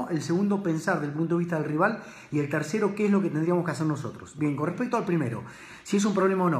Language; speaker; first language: Spanish; native; Spanish